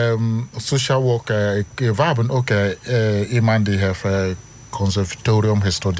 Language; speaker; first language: Dutch; non-native, fluent; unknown